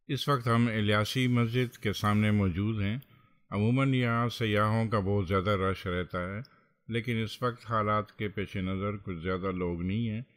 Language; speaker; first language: Urdu; non-native, local second language; Pashto